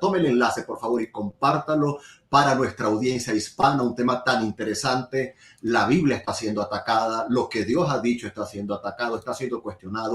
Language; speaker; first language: Spanish; native; Spanish